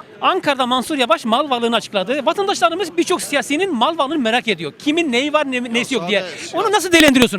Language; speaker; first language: Turkish; native; Turkish